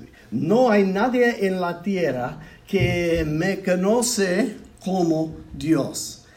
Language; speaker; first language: Spanish; non-native, learner; English